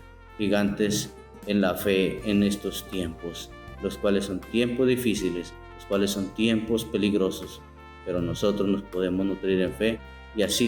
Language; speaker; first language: Spanish; native; Spanish